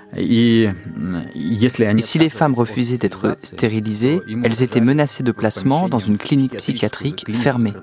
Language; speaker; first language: French; non-native, fluent; Russian